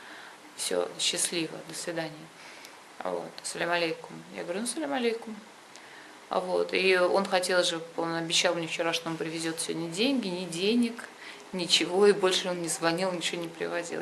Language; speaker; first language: Russian; native; Russian